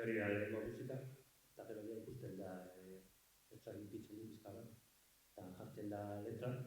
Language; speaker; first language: Basque; non-native, local second language; Spanish